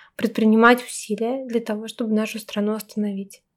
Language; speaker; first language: Russian; native; Russian